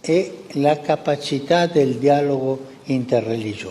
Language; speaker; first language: Italian; non-native, fluent; Spanish